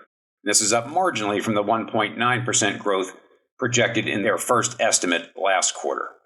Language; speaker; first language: English; native; English